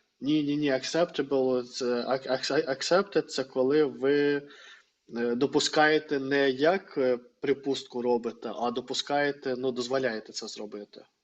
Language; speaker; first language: Ukrainian; non-native, local second language; Russian